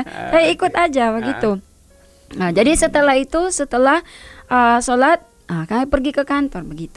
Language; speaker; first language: Indonesian; non-native, fluent; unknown